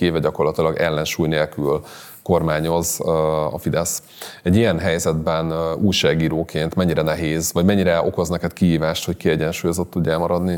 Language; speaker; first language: Hungarian; native; Hungarian